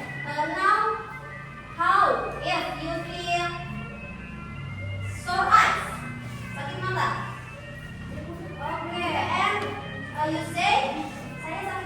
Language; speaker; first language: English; non-native, learner; Indonesian